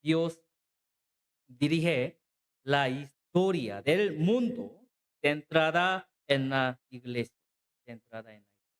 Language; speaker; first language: Spanish; non-native, learner; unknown